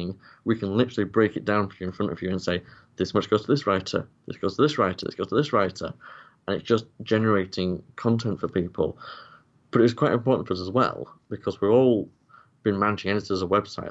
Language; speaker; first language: English; native; English